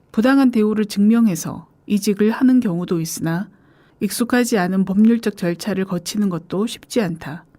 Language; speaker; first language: Korean; native; Korean